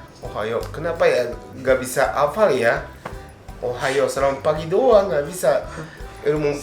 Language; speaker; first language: Indonesian; non-native, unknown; Japanese